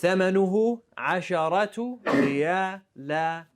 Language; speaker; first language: Arabic; non-native, fluent; English